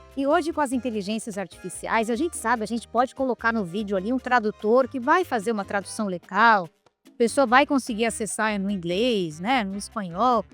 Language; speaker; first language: Portuguese; native; Portuguese